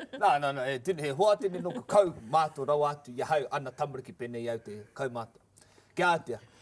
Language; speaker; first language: Māori; native; Māori